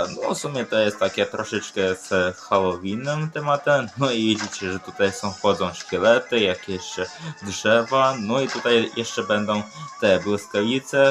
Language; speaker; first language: Polish; early bilingual, other home language; Ukrainian